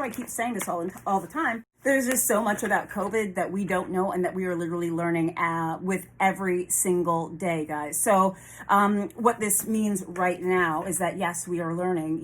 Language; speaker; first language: English; native; English